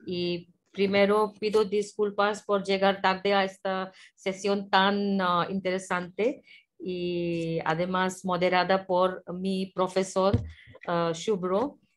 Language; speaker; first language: Spanish; non-native, fluent; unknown